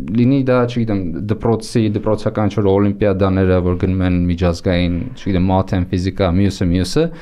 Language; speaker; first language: Armenian; native; Armenian